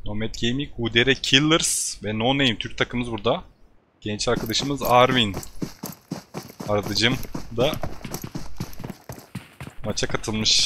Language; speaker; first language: Turkish; native; Turkish